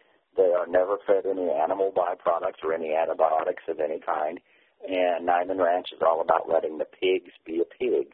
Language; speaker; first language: English; native; English